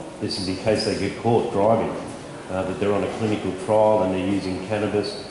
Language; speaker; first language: English; native; English